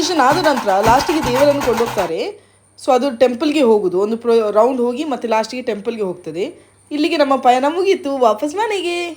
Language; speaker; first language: Kannada; native; Kannada